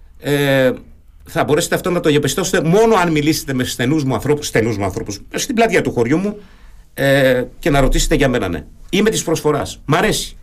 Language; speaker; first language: Greek; early bilingual, heritage; German